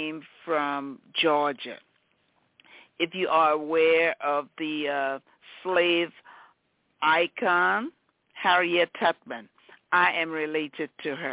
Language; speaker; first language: English; native; English